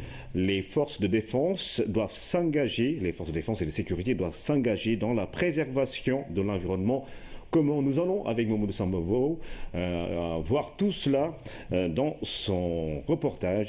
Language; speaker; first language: French; non-native, local second language; Wolof